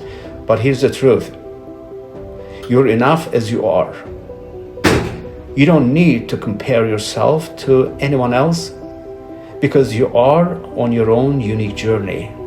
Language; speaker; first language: English; non-native, fluent; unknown